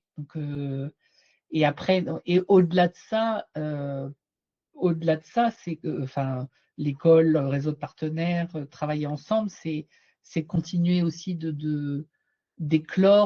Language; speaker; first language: French; native; French